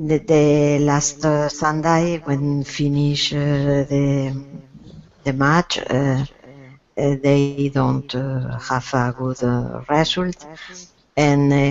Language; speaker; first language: English; non-native, learner; Spanish